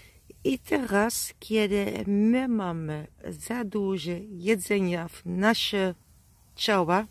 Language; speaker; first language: Polish; non-native, learner; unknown